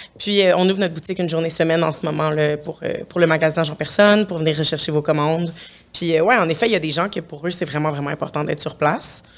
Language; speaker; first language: French; native; French